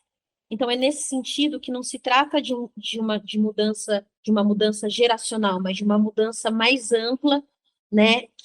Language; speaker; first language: Portuguese; native; Portuguese